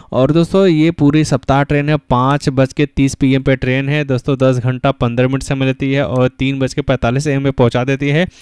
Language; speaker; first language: Hindi; native; Hindi